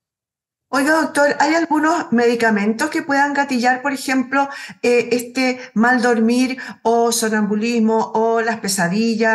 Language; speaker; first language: Spanish; native; Spanish